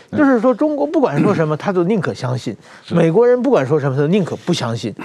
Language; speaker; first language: Chinese; native; Chinese